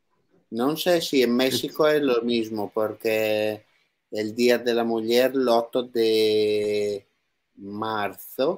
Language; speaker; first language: Spanish; non-native, learner; Italian